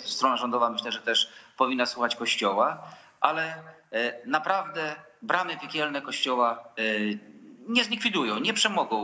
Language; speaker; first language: Polish; native; Polish